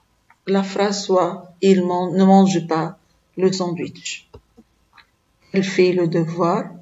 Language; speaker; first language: French; non-native, fluent; Arabic